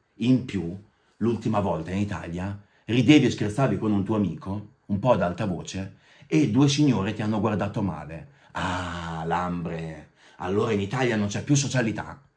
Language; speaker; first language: Italian; native; Italian